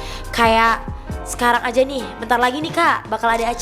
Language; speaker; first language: Indonesian; native; Indonesian